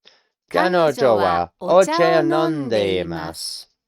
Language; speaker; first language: Japanese; non-native, learner; English